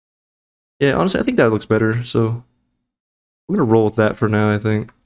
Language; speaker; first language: English; native; English